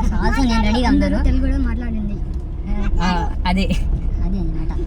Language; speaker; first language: Telugu; non-native, local second language; Urdu